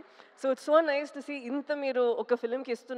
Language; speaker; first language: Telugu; non-native, local second language; Tamil